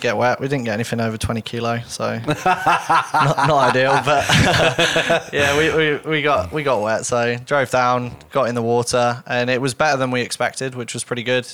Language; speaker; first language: English; native; English